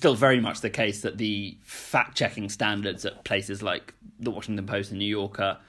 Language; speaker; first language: English; native; English